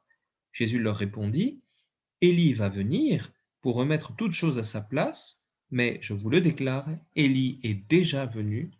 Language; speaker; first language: French; native; French